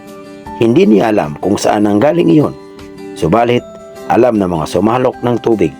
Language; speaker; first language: Filipino; native; Filipino